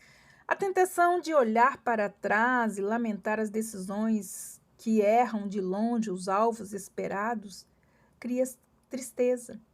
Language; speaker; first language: Portuguese; native; Portuguese